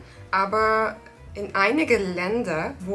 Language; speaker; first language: German; non-native, learner; Turkish